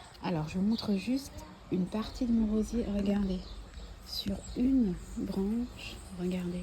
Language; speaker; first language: French; native; French